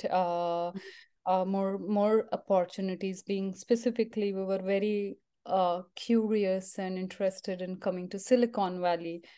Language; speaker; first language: English; non-native, local second language; Marathi